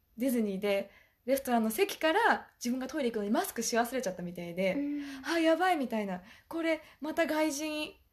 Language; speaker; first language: Japanese; native; Japanese